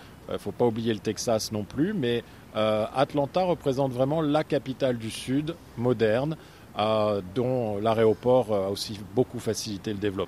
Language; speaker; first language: French; native; French